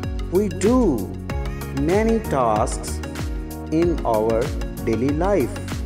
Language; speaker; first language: English; non-native, local second language; Urdu